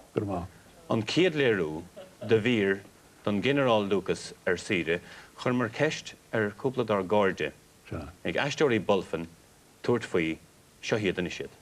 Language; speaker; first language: Irish; native; Irish